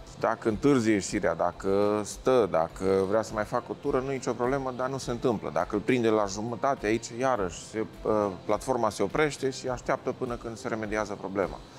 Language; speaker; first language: Romanian; native; Romanian